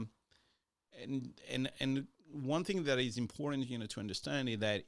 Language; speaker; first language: English; non-native, fluent; French